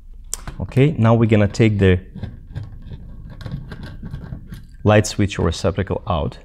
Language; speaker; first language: English; non-native, fluent; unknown